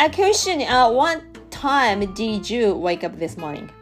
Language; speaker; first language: English; non-native, learner; Japanese